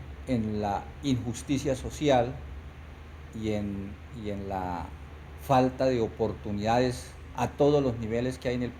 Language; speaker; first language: Spanish; native; Spanish